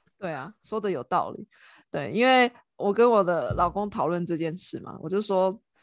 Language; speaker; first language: Chinese; native; Chinese